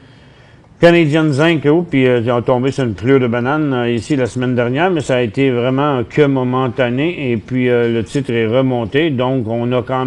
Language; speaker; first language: French; native; French